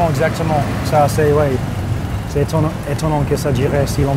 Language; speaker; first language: French; non-native, fluent; English